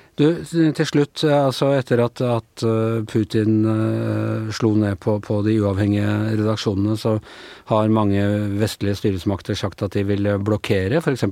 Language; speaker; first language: Norwegian; native; Norwegian